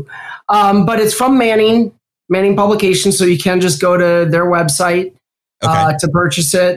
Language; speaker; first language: English; native; English